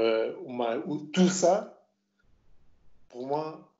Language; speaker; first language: French; non-native, local second language; Portuguese